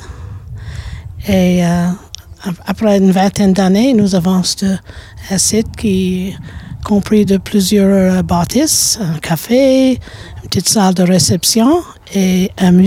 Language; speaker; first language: French; native; French